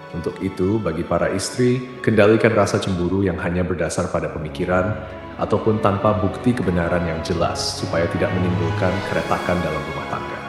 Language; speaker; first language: Indonesian; native; Indonesian